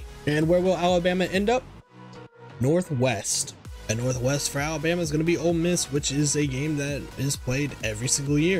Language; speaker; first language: English; native; English